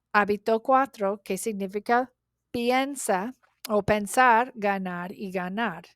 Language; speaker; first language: Spanish; non-native, learner; English